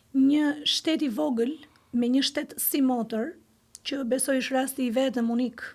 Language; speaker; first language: Albanian; non-native, local second language; Greek